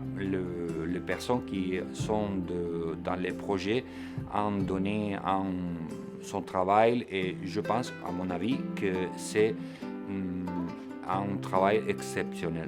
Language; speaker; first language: French; non-native, local second language; Arabic